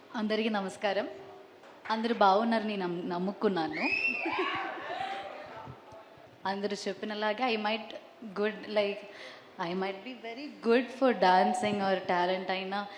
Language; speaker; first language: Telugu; non-native, learner; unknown